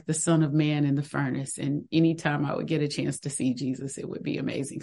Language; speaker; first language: English; native; English